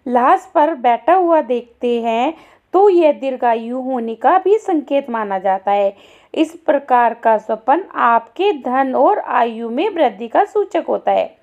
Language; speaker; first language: Hindi; native; Hindi